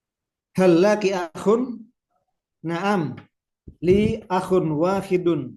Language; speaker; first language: Arabic; non-native, fluent; Indonesian